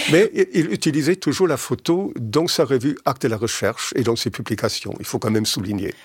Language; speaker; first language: French; non-native, fluent; German